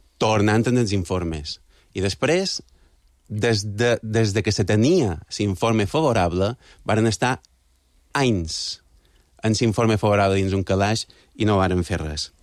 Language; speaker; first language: Catalan; native; Catalan